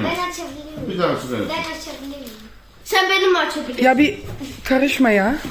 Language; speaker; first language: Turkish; non-native, fluent; Dutch